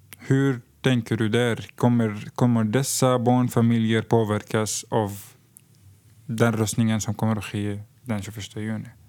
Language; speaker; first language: Swedish; non-native, fluent; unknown